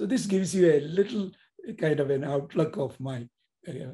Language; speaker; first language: English; non-native, local second language; Tamil